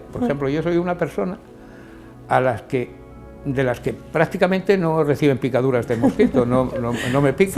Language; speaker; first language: Spanish; native; Spanish